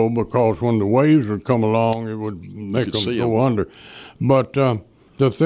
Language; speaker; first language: English; native; English